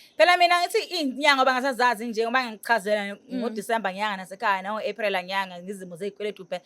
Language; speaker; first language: Zulu; native; Zulu